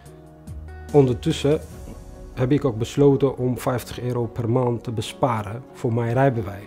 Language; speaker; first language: Dutch; non-native, fluent; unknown